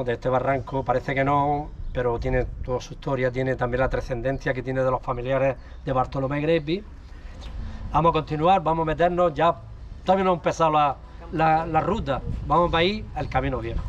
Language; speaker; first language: Spanish; native; Spanish